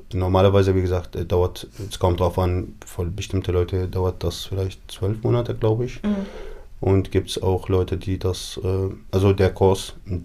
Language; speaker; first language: German; non-native, fluent; Arabic